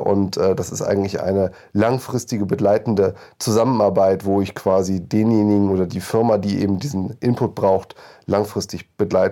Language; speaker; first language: German; native; German